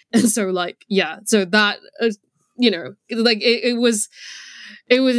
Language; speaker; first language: English; non-native, local second language; Cantonese